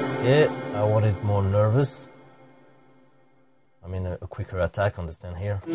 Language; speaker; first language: English; non-native, fluent; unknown